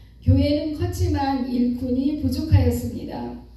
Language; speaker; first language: Korean; native; Korean